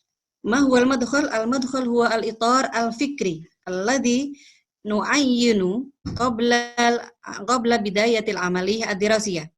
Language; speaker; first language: Arabic; non-native, fluent; Indonesian